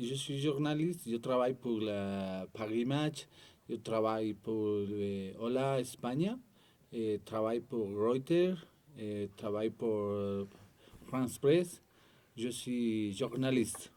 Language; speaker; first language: French; non-native, learner; Spanish